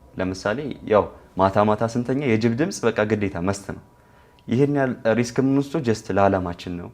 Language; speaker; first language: Amharic; non-native, local second language; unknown